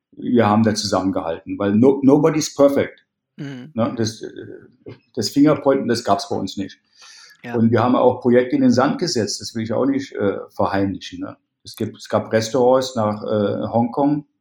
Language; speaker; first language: German; native; German